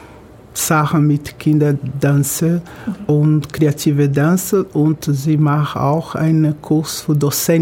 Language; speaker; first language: German; non-native, fluent; Portuguese